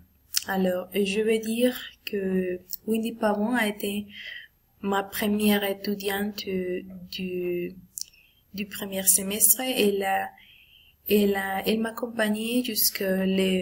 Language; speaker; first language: French; non-native, learner; Spanish